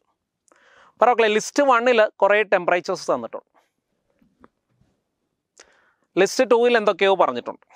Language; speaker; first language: Malayalam; native; Malayalam